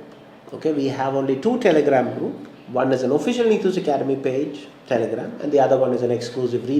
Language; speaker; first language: English; non-native, local second language; Malayalam